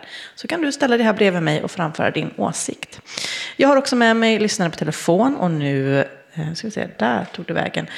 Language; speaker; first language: Swedish; native; Swedish